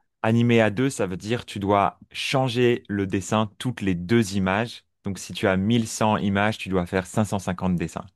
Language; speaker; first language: French; native; French